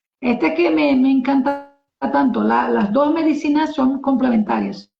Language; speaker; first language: Spanish; non-native, learner; Portuguese